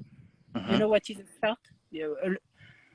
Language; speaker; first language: English; non-native, learner; French